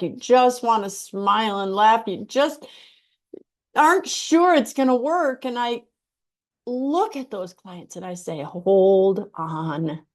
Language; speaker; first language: English; native; English